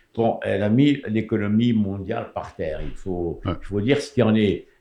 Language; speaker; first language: French; native; French